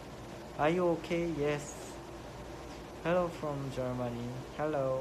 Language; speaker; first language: English; non-native, learner; Korean